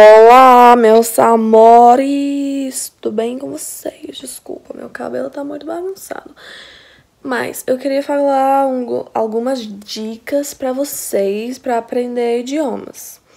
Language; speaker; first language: Portuguese; non-native, fluent; English